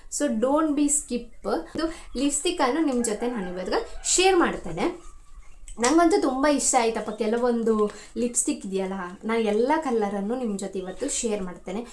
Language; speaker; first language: Kannada; non-native, local second language; Tulu